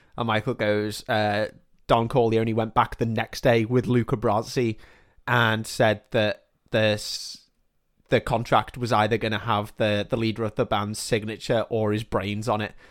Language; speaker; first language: English; native; English